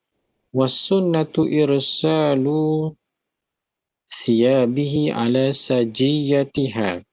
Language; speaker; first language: Arabic; non-native, fluent; Malay